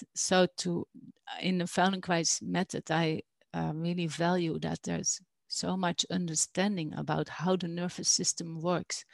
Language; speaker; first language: English; non-native, fluent; Dutch